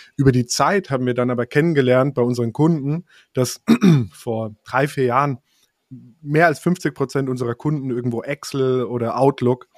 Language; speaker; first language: German; native; German